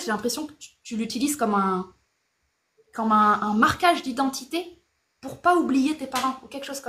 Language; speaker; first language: French; native; French